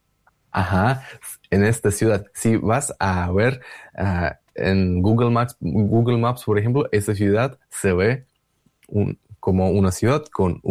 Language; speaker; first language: Spanish; non-native, learner; Russian